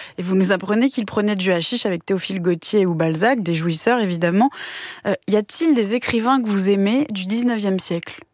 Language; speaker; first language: French; native; French